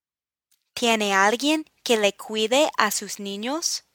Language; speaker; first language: Spanish; non-native, fluent; English